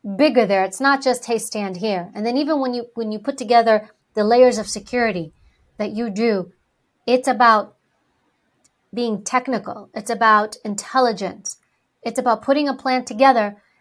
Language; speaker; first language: English; early bilingual, other home language; Greek